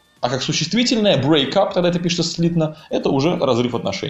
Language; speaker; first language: Russian; native; Russian